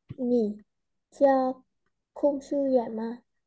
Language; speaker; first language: Chinese; non-native, learner; Vietnamese